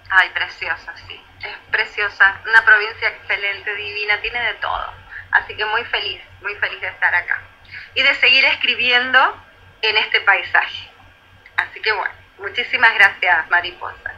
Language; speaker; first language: Spanish; native; Spanish